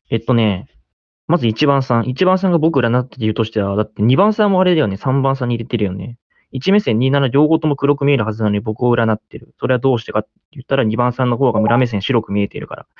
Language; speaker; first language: Japanese; native; Japanese